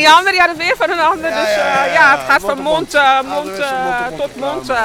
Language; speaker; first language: Dutch; native; Dutch